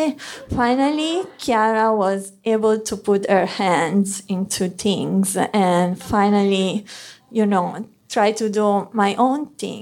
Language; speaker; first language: English; non-native, fluent; Italian